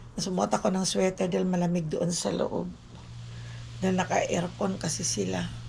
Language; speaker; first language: Filipino; native; Filipino